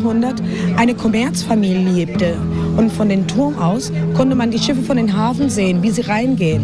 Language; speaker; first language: German; non-native, fluent; Spanish